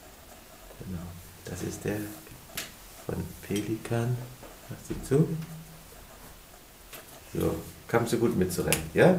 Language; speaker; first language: German; native; German